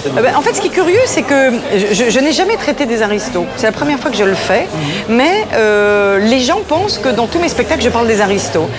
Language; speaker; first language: French; native; French